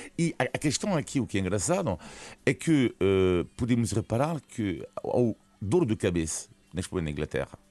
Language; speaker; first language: Portuguese; non-native, fluent; French